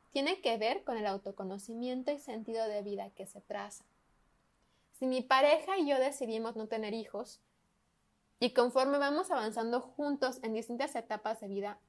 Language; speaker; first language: Spanish; native; Spanish